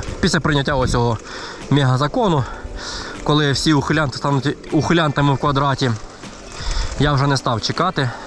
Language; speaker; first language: Ukrainian; non-native, local second language; Russian